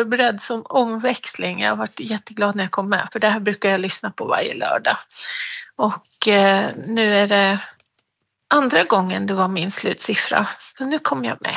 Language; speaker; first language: Swedish; native; Swedish